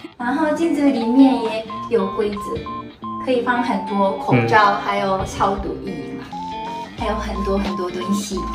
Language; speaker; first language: Chinese; non-native, fluent; Japanese